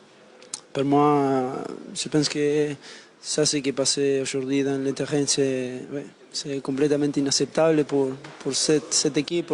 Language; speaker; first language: French; non-native, learner; Spanish